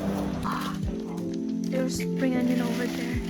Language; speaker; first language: English; non-native, local second language; Malay